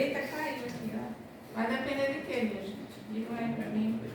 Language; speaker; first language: Portuguese; native; Portuguese